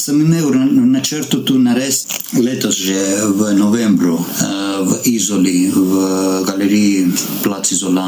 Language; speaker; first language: Slovenian; non-native, learner; Armenian